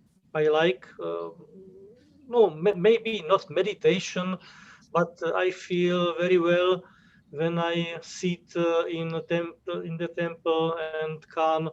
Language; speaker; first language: English; non-native, learner; Czech